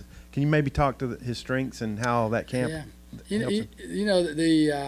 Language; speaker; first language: English; native; English